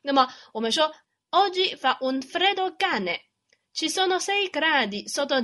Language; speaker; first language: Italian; non-native, fluent; Chinese